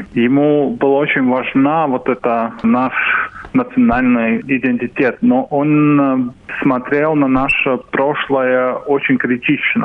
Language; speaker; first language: Russian; non-native, fluent; Latvian